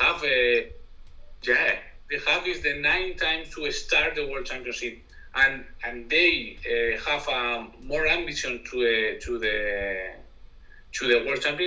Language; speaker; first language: English; non-native, learner; Spanish